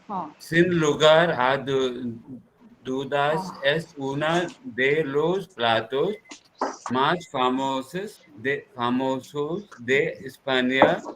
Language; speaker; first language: Spanish; non-native, learner; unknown